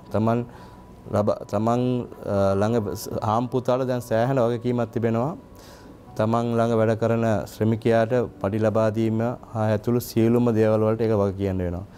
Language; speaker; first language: Sinhala; non-native, local second language; Tamil